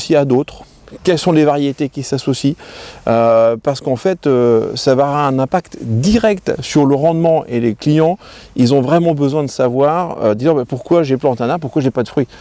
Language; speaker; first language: French; native; French